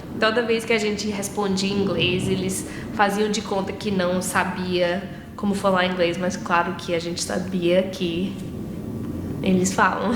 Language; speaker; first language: Portuguese; early bilingual, heritage; English